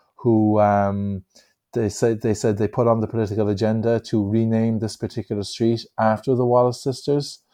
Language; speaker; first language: English; native; English